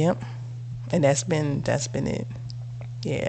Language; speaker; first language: English; native; English